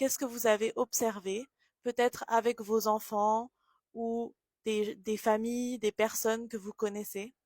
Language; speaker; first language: French; native; French